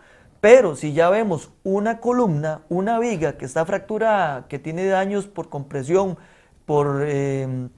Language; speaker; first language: Spanish; native; Spanish